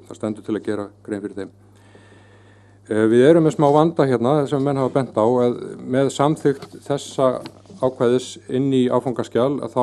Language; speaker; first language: Icelandic; native; Icelandic